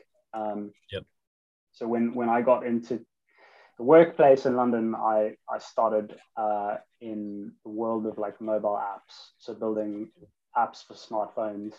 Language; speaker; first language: English; native; English